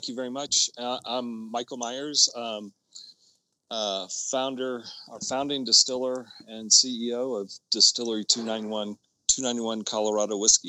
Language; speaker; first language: English; native; English